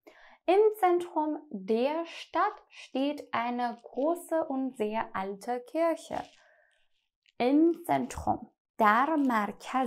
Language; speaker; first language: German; non-native, fluent; Persian